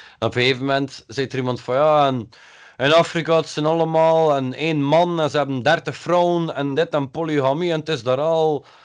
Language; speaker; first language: Dutch; native; Dutch